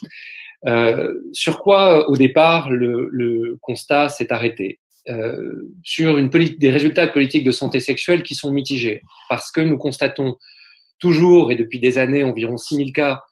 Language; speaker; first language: French; native; French